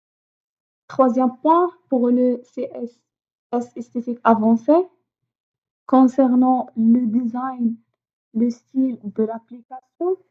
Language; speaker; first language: French; non-native, fluent; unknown